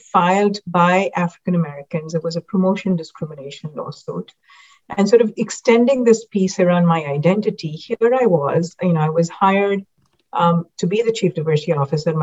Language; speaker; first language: English; non-native, local second language; Hindi